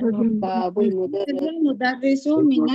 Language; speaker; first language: Arabic; non-native, learner; Urdu